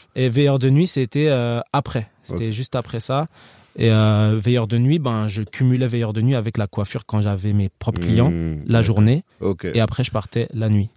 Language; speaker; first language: French; native; French